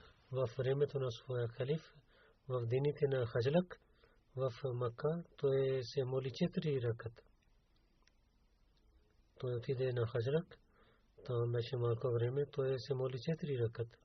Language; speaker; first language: Bulgarian; non-native, learner; Urdu